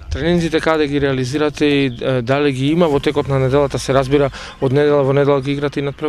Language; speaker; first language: Macedonian; native; Macedonian